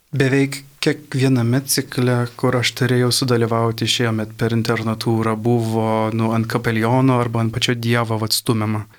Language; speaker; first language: Lithuanian; early bilingual, heritage; Lithuanian